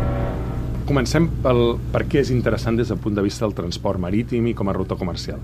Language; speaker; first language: Catalan; native; Catalan